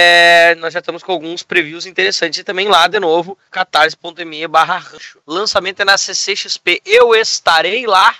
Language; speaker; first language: Portuguese; native; Portuguese